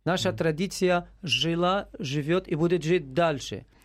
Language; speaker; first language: Russian; non-native, learner; Arabic